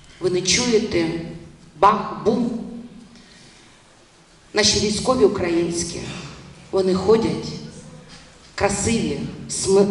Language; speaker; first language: Ukrainian; non-native, local second language; Russian